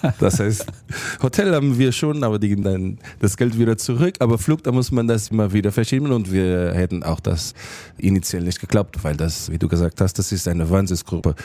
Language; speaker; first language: German; non-native, learner; Portuguese